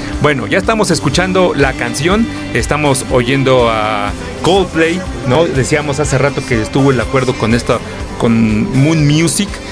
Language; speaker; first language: Spanish; native; Spanish